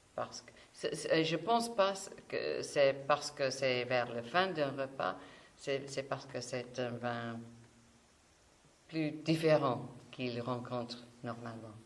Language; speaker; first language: French; non-native, fluent; English